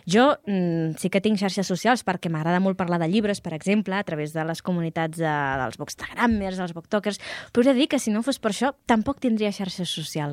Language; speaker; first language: Catalan; native; Catalan